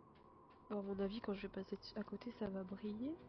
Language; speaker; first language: French; native; French